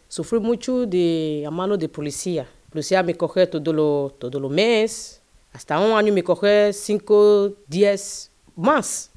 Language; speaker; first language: Spanish; non-native, learner; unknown